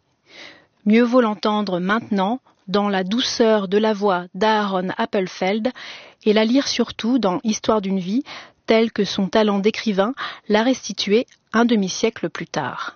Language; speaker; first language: French; native; French